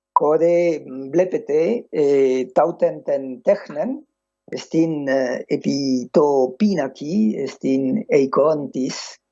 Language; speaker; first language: Greek; non-native, fluent; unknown